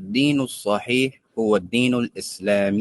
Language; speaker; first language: Arabic; non-native, learner; English